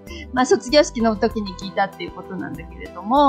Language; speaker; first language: Japanese; native; Japanese